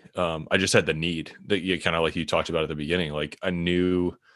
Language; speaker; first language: English; native; English